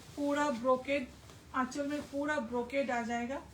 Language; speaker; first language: Hindi; non-native, local second language; Bangla